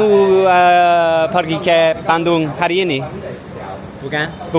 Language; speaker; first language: Indonesian; non-native, learner; English